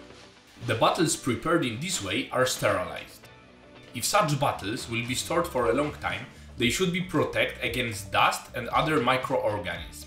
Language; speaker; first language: English; non-native, fluent; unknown